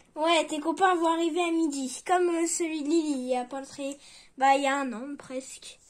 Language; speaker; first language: French; native; French